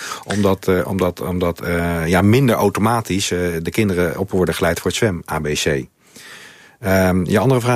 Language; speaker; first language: Dutch; native; Dutch